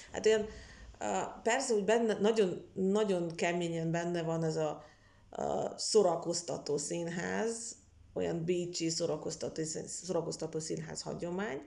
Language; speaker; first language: Hungarian; non-native, fluent; Russian